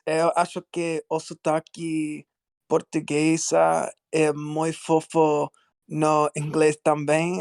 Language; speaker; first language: Portuguese; non-native, learner; English